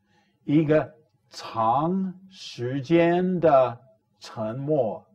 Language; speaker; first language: Chinese; non-native, fluent; English